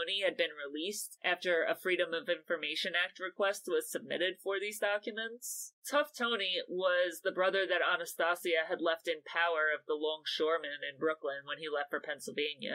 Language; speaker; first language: English; native; English